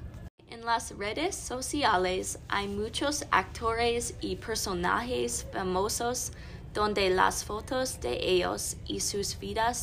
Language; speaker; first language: Spanish; non-native, learner; English